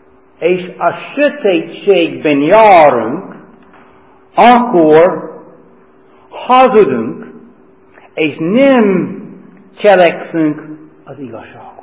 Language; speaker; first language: Hungarian; non-native, fluent; English